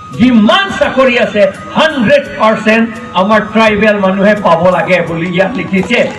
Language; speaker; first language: Assamese; non-native, local second language; Karbi